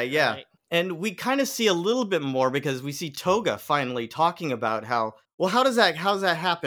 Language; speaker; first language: English; native; English